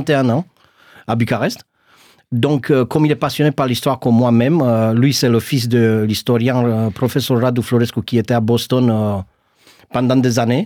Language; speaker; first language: French; non-native, fluent; Romanian